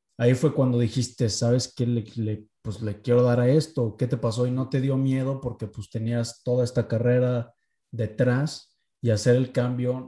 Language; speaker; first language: Spanish; native; Spanish